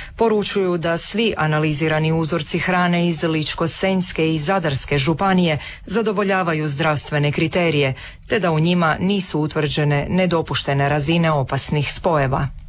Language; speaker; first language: Croatian; native; Croatian